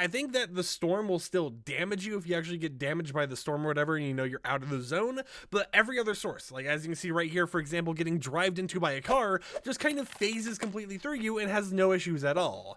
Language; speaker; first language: English; native; English